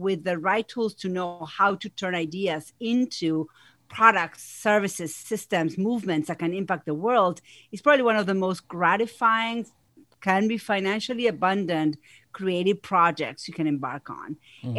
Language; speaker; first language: English; non-native, fluent; Spanish